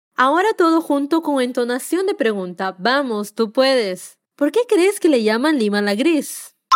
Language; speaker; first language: Spanish; native; Spanish